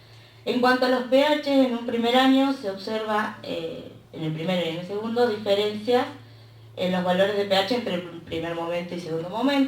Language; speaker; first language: Spanish; native; Spanish